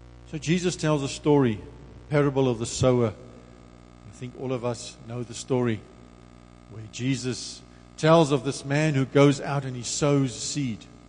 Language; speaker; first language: English; non-native, local second language; Afrikaans